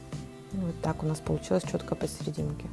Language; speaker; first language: Russian; native; Russian